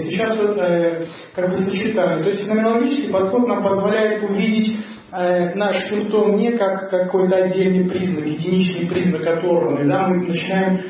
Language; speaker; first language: Russian; native; Russian